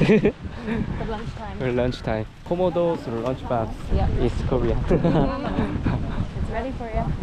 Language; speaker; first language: English; non-native, learner; Korean